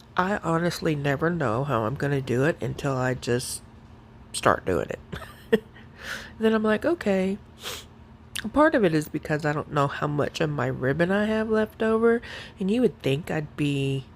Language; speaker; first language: English; native; English